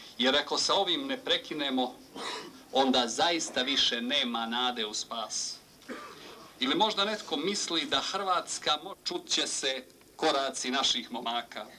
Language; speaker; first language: Bosnian; native; Bosnian